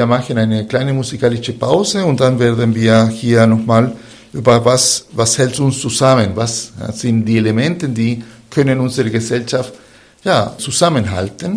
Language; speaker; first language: German; non-native, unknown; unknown